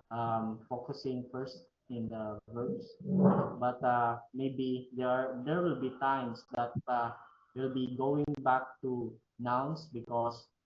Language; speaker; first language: English; non-native, fluent; Filipino